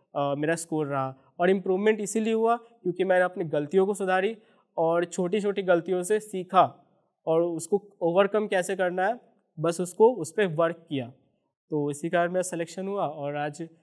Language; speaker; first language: Hindi; native; Hindi